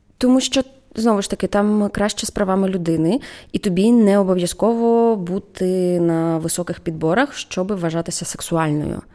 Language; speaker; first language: Ukrainian; native; Ukrainian